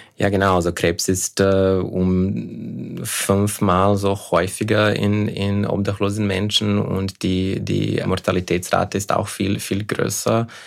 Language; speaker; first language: German; non-native, fluent; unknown